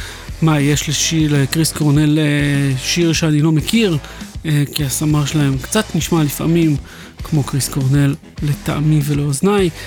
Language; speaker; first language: Hebrew; native; Hebrew